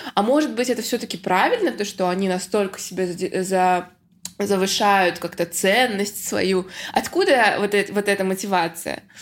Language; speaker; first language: Russian; native; Russian